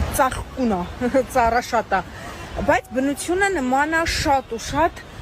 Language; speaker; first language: Armenian; native; Armenian